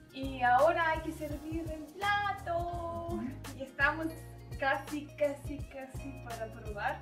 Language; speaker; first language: Spanish; non-native, learner; Russian